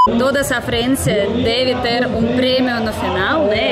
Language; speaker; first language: Portuguese; non-native, fluent; Russian